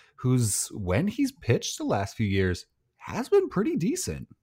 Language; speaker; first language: English; native; English